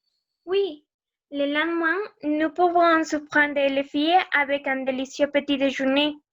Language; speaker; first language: French; non-native, learner; Spanish